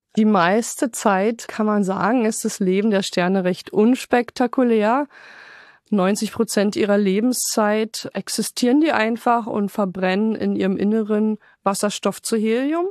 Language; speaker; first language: German; native; German